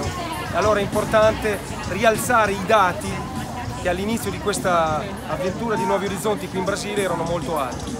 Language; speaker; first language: Italian; native; Italian